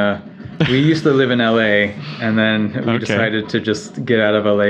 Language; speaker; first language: English; native; English